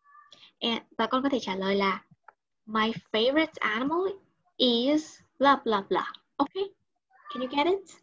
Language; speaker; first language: English; non-native, learner; Vietnamese